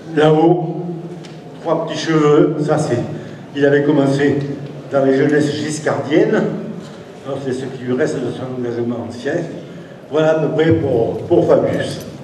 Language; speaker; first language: French; native; French